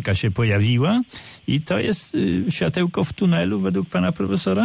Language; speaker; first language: Polish; native; Polish